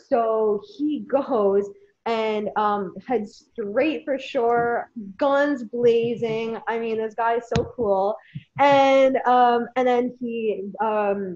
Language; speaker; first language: English; native; English